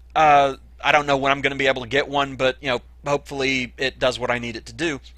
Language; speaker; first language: English; native; English